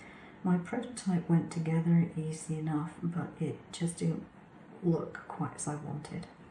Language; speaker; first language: English; native; English